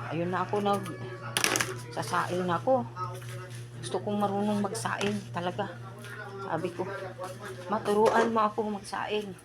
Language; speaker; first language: Filipino; non-native, local second language; Cebuano